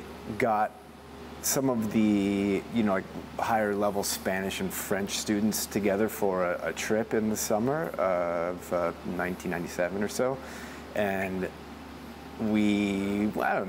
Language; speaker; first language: English; native; English